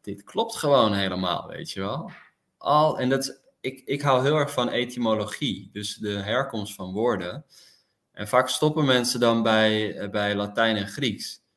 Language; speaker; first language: Dutch; native; Dutch